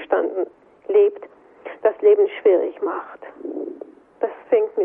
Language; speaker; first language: German; non-native, fluent; Persian